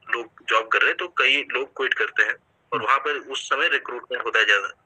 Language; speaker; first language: Hindi; native; Hindi